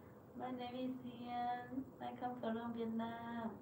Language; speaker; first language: English; non-native, learner; Vietnamese